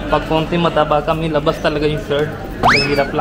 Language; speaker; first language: Filipino; non-native, learner; Hindi